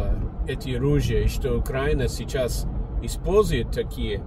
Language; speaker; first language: Russian; non-native, learner; English